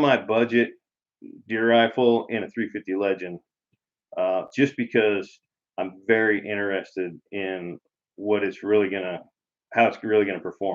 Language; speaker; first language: English; native; English